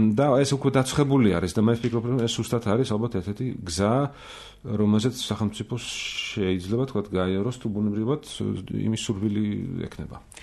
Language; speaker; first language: Georgian; non-native, fluent; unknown